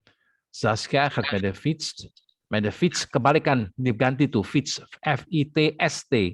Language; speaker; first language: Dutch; non-native, fluent; Indonesian